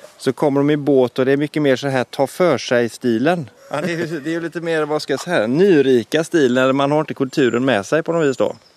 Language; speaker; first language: Swedish; native; Swedish